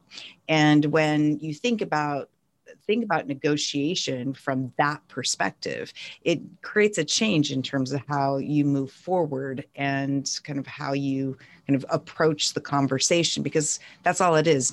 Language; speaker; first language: English; native; English